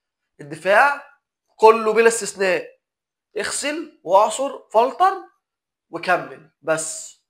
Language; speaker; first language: Arabic; native; Arabic